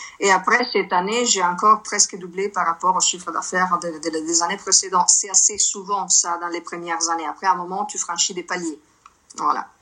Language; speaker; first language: French; non-native, fluent; Italian